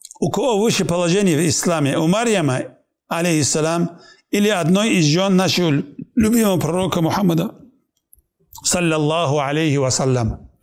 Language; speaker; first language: Russian; non-native, local second language; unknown